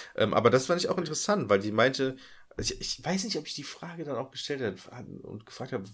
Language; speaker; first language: German; native; German